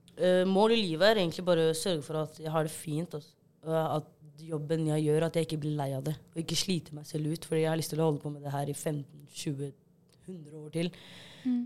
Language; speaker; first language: Norwegian; early bilingual, other home language; Somali